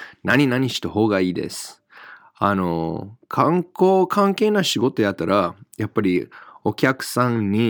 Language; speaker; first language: Japanese; non-native, fluent; English